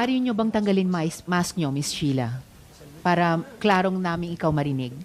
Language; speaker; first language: Filipino; native; Filipino